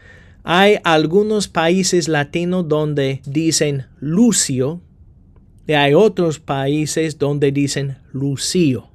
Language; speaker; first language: Spanish; non-native, fluent; English